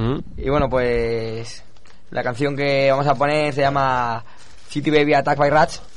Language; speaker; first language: Spanish; native; Spanish